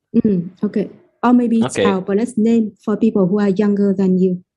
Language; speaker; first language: English; non-native, fluent; Vietnamese